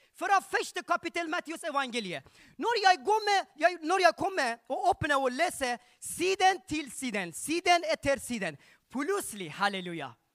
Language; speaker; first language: Norwegian; non-native, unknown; Persian